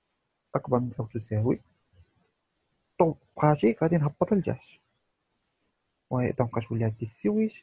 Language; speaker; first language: Arabic; native; Arabic